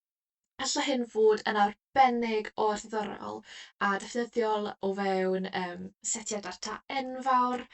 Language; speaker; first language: Welsh; non-native, local second language; English